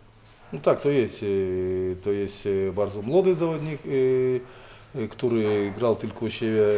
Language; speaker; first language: Polish; non-native, fluent; Russian